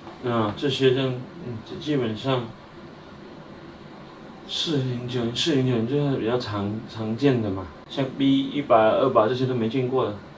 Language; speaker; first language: Chinese; native; Chinese